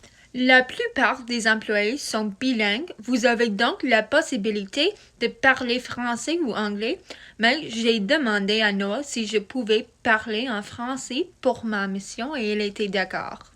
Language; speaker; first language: French; non-native, local second language; English